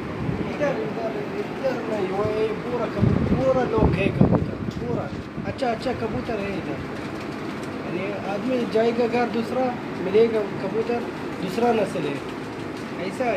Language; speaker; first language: Hindi; non-native, learner; Arabic